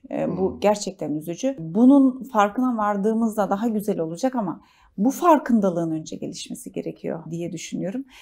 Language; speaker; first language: Turkish; native; Turkish